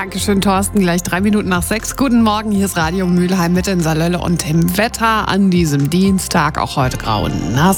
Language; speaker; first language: German; native; German